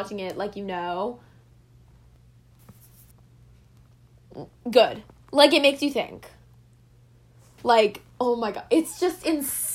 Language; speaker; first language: English; native; English